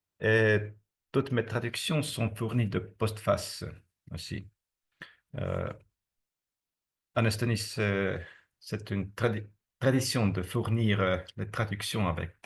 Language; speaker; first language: French; non-native, fluent; Estonian